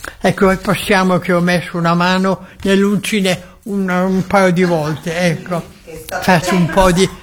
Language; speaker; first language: Italian; native; Italian